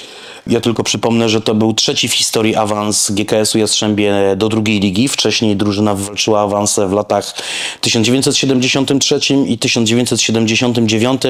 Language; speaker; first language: Polish; native; Polish